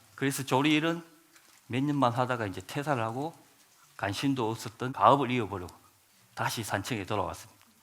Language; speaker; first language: Korean; native; Korean